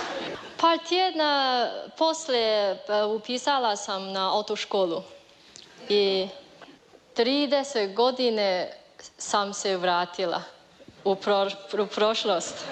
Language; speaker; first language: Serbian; non-native, learner; Chinese